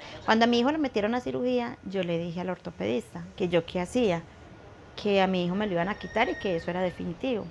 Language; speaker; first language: Spanish; native; Spanish